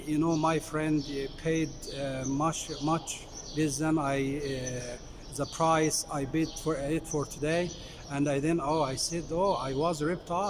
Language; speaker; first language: English; non-native, fluent; Arabic